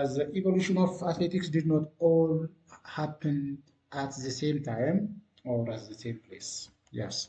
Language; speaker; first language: English; non-native, local second language; Amharic